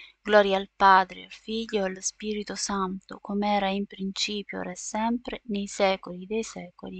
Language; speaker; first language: Italian; native; Italian